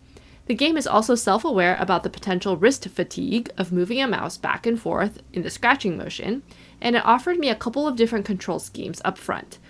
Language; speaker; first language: English; native; English